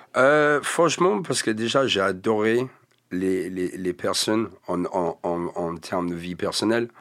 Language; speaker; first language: French; non-native, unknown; English